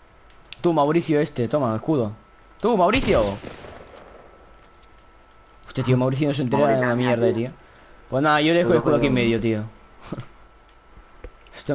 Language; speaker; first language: Spanish; native; Spanish